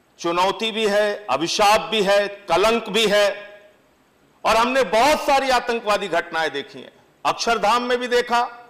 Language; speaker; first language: Hindi; native; Hindi